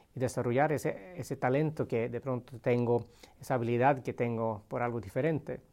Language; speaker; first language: Spanish; non-native, fluent; Swedish